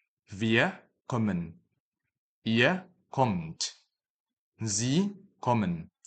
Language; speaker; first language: German; non-native, fluent; Chinese